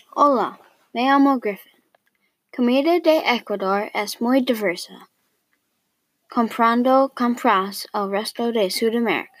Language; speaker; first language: Spanish; non-native, learner; English